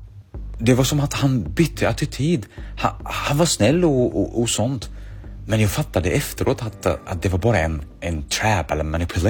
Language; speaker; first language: Swedish; early bilingual, other home language; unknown